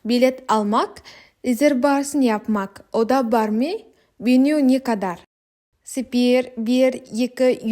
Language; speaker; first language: Turkish; non-native, learner; Kazakh